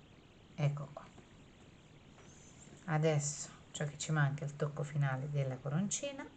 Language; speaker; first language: Italian; native; Italian